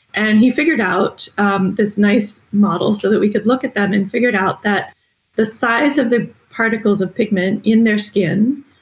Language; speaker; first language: English; native; English